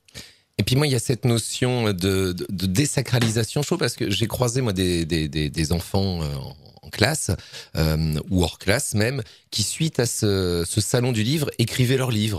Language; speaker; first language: French; native; French